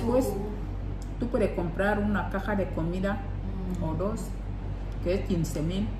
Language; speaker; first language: Spanish; non-native, learner; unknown